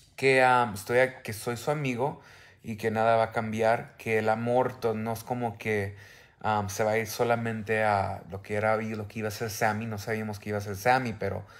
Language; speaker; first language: Spanish; early bilingual, heritage; Spanish